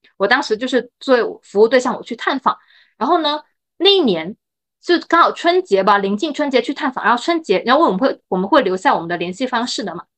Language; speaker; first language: Chinese; native; Chinese